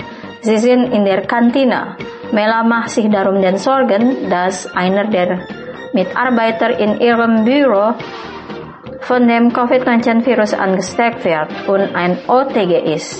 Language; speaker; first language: German; non-native, fluent; Indonesian